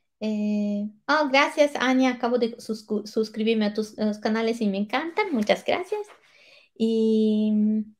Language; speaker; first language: Spanish; non-native, fluent; Italian